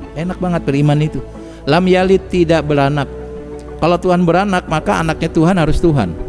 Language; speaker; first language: Indonesian; native; Indonesian